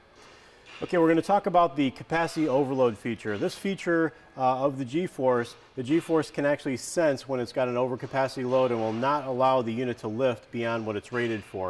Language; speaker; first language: English; native; English